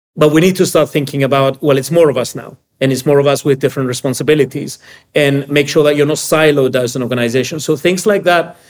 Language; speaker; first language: English; early bilingual, other home language; Greek